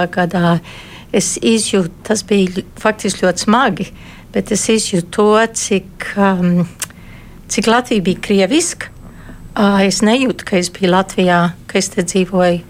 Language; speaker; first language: Latvian; early bilingual, heritage; Latvian